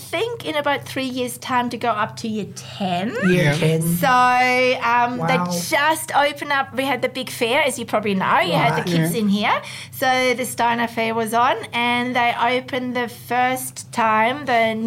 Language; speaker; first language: English; non-native, fluent; German